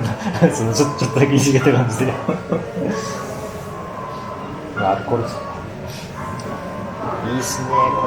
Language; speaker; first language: Japanese; native; Japanese